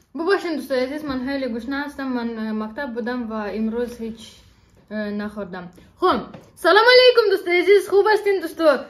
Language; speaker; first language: Persian; non-native, learner; German